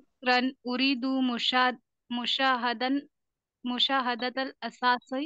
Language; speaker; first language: Arabic; non-native, learner; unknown